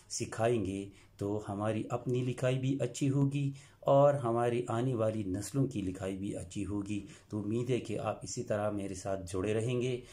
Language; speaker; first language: Urdu; non-native, local second language; Pashto